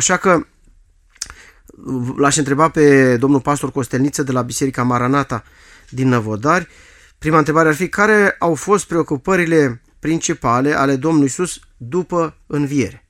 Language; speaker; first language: Romanian; native; Romanian